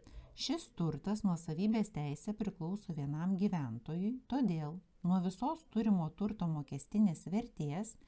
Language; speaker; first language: Lithuanian; native; Lithuanian